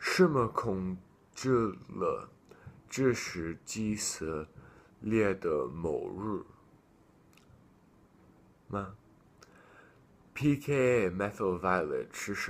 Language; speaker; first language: Chinese; non-native, learner; English